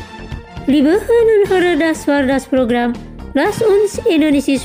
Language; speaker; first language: German; non-native, fluent; Indonesian